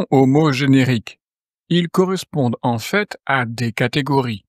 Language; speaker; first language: French; native; French